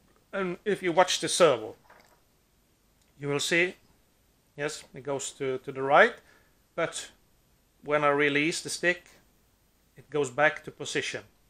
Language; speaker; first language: English; non-native, fluent; Norwegian